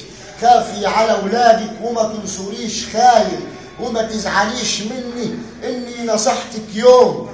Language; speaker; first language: Arabic; native; Arabic